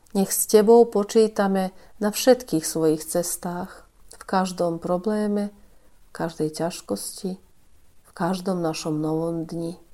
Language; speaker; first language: Slovak; native; Slovak